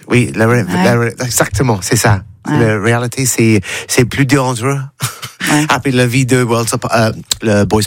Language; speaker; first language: French; non-native, learner; English